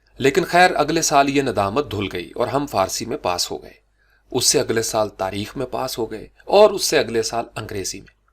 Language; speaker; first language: Urdu; non-native, local second language; Punjabi